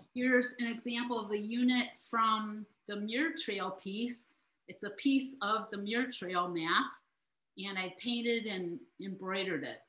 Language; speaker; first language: English; native; English